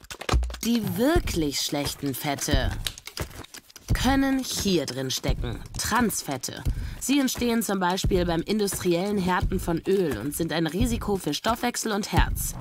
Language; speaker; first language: German; native; German